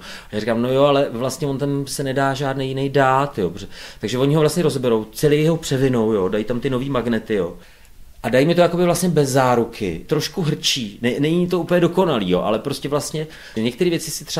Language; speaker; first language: Czech; native; Czech